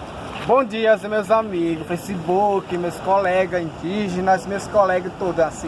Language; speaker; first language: Portuguese; non-native, local second language; Ticuna